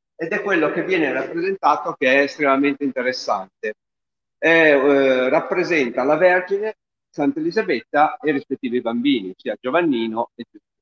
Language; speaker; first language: Italian; native; Italian